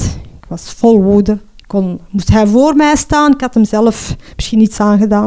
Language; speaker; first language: Dutch; non-native, local second language; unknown